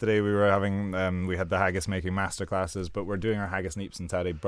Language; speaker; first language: English; native; English